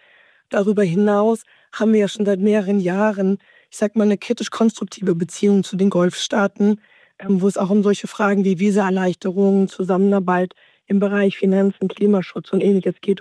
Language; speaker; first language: German; native; German